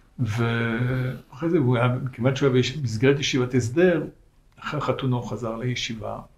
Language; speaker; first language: Hebrew; non-native, fluent; French